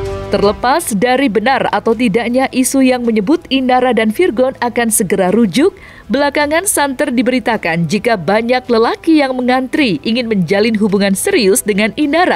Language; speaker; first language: Indonesian; native; Indonesian